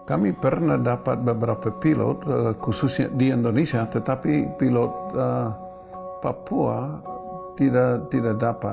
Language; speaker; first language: Indonesian; non-native, fluent; English